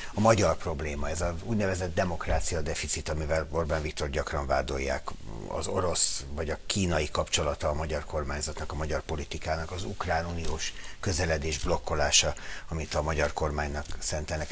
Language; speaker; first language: Hungarian; native; Hungarian